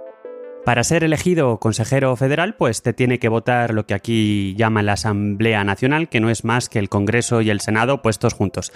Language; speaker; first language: Spanish; native; Spanish